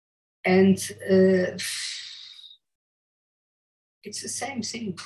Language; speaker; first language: English; non-native, learner; Portuguese